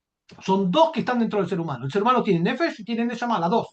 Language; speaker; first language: Spanish; native; Spanish